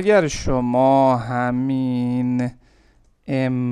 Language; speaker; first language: Persian; non-native, fluent; Urdu